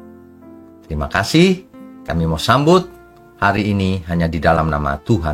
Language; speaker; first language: Indonesian; native; Indonesian